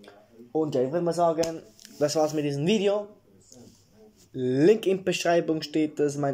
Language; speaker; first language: German; early bilingual, other home language; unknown